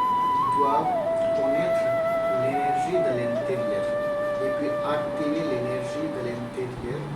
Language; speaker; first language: French; non-native, learner; Hindi